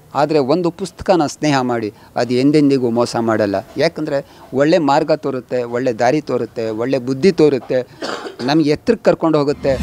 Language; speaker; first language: Kannada; non-native, local second language; Urdu